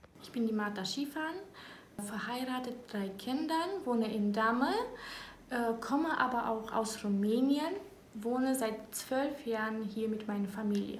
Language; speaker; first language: German; early bilingual, other home language; Romanian